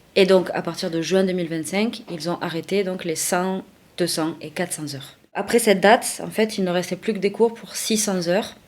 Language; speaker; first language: French; native; French